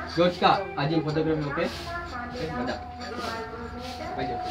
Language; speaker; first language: Russian; non-native, learner; Sinhala